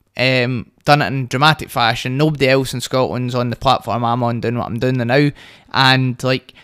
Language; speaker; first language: English; native; English